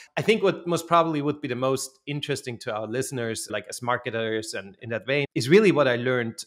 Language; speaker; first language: English; non-native, fluent; German